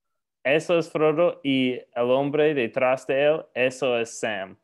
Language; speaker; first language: Spanish; non-native, learner; English